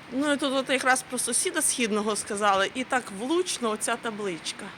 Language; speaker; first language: Ukrainian; native; Ukrainian